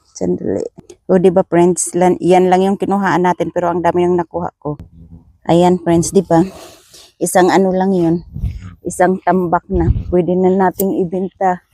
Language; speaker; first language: Filipino; non-native, local second language; Masbatenyo